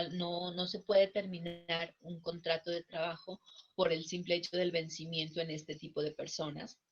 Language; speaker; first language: Spanish; native; Spanish